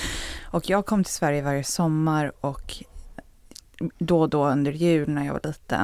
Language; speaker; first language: Swedish; early bilingual, heritage; Swedish